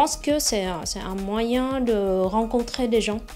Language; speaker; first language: French; non-native, fluent; Vietnamese